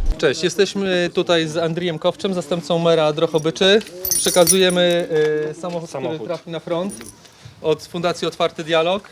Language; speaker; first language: Polish; native; Polish